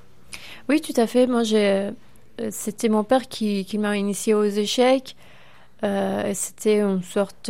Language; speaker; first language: French; non-native, fluent; Persian